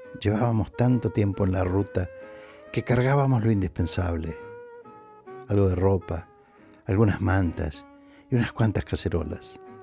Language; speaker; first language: Spanish; native; Spanish